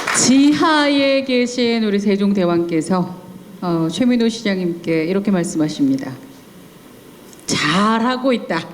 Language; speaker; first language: Korean; native; Korean